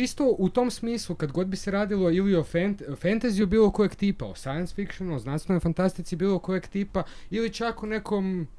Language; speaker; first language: Croatian; native; Croatian